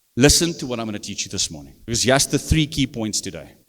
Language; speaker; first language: English; non-native, local second language; Afrikaans